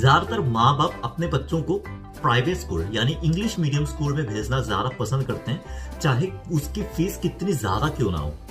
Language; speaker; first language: Hindi; non-native, fluent; Korean